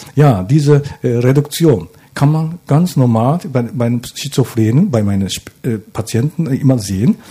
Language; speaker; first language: German; non-native, fluent; Japanese